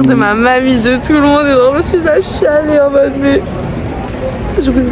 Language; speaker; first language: French; native; French